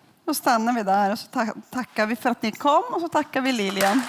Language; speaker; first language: Swedish; native; Swedish